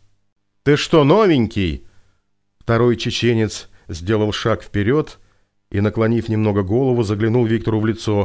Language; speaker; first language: Russian; native; Russian